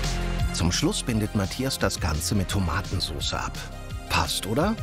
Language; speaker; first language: German; native; German